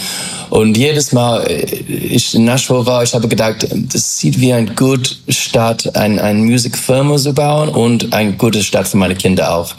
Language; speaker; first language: German; non-native, learner; English